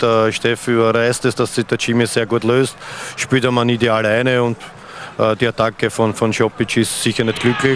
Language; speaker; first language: German; native; German